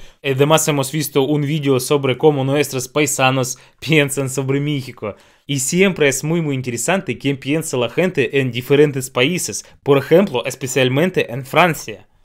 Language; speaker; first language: Spanish; non-native, fluent; Russian